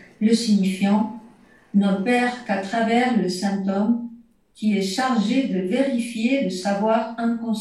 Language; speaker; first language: French; native; French